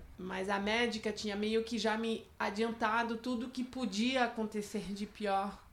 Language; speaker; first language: Portuguese; non-native, fluent; French